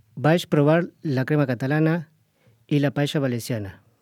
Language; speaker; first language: Catalan; non-native, learner; Spanish